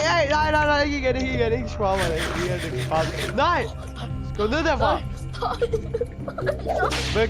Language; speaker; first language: Danish; native; Danish